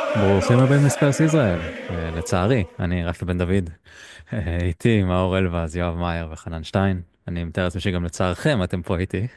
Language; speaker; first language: Hebrew; native; Hebrew